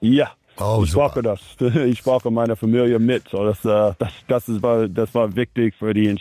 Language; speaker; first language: German; non-native, fluent; English